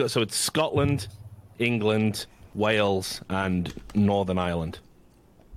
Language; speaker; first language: English; native; English